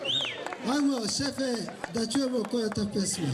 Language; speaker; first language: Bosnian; non-native, fluent; Swahili